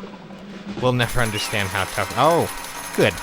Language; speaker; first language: English; native; English